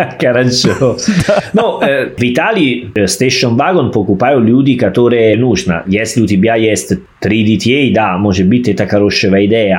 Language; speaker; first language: Russian; non-native, fluent; Italian